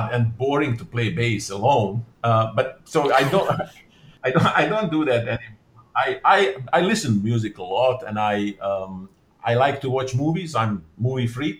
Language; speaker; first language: English; non-native, fluent; Bosnian